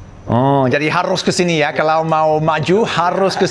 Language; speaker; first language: Indonesian; non-native, learner; English